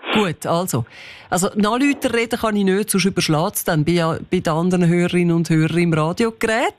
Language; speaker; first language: German; native; German